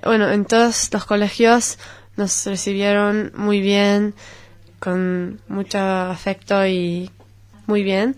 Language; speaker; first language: Spanish; non-native, learner; Hebrew